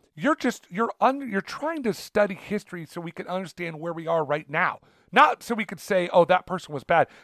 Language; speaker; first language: English; early bilingual, other home language; Italian